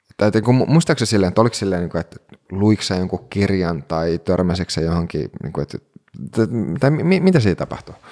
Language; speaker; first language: Finnish; native; Finnish